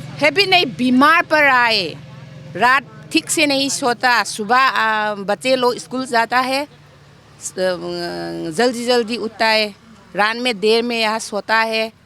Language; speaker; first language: Hindi; non-native, local second language; Manipuri